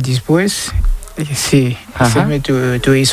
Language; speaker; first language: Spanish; non-native, learner; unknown